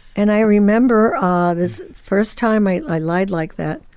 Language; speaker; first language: English; early bilingual, other home language; Spanish